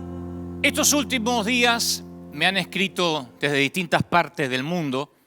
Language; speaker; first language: Spanish; native; Spanish